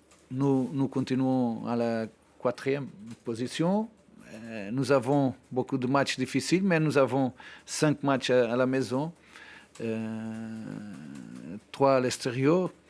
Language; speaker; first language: French; non-native, learner; Portuguese